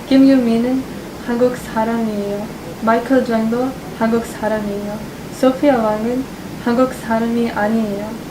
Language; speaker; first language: Korean; non-native, learner; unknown